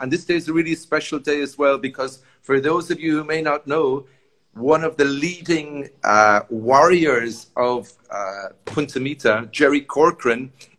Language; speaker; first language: English; native; English